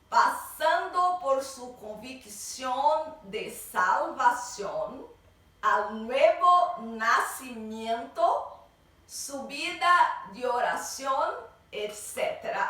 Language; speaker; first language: Spanish; non-native, learner; Portuguese